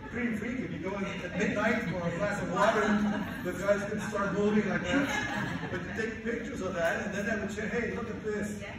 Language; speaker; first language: English; non-native, fluent; Spanish